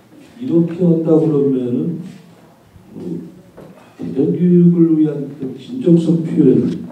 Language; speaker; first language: Korean; native; Korean